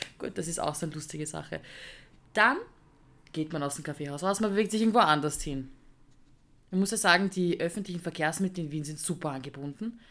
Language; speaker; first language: German; early bilingual, other home language; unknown